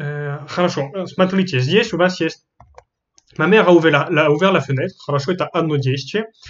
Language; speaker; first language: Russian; non-native, fluent; French